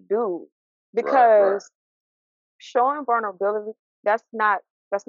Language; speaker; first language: English; native; English